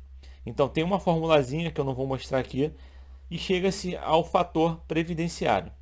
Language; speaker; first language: Portuguese; native; Portuguese